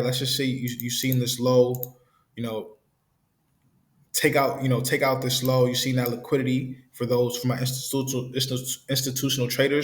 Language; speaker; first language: English; native; English